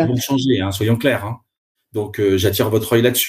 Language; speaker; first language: French; native; French